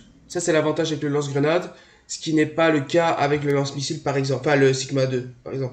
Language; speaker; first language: French; native; French